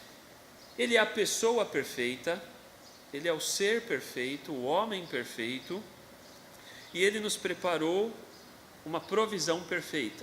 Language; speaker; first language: Portuguese; native; Portuguese